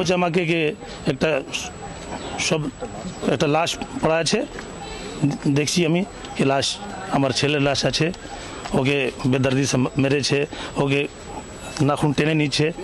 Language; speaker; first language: Bangla; non-native, local second language; Urdu